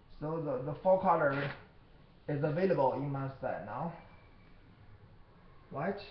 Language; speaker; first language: English; non-native, learner; Chinese